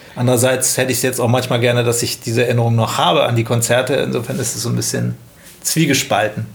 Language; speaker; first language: German; native; German